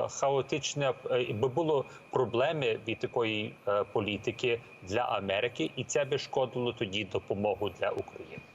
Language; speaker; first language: Ukrainian; early bilingual, heritage; Ukrainian